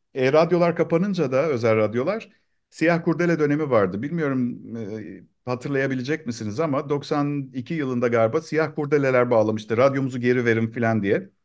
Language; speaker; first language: Turkish; native; Turkish